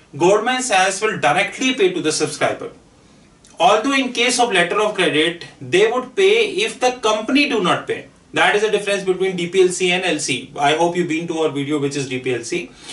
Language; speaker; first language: English; non-native, local second language; Hindi